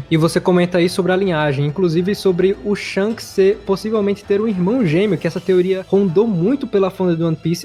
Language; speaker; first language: Portuguese; native; Portuguese